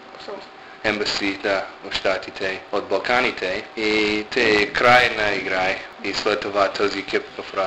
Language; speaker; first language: Bulgarian; non-native, learner; English